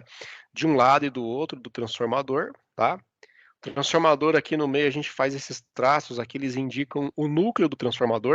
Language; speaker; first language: Portuguese; native; Portuguese